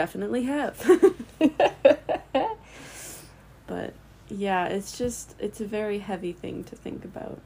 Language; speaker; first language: English; native; English